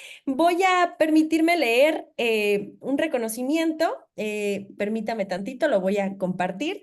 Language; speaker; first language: Spanish; native; Spanish